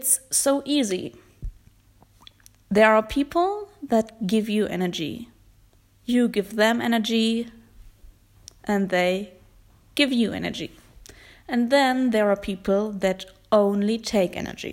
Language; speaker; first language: English; non-native, fluent; German